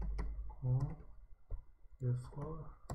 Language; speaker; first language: French; non-native, learner; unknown